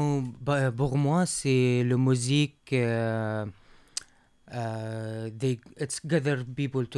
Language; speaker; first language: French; non-native, learner; Arabic